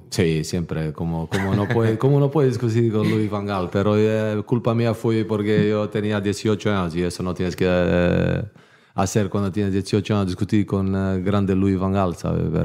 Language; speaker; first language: Spanish; non-native, learner; Bosnian